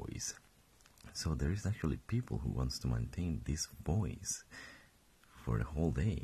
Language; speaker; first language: English; non-native, fluent; Spanish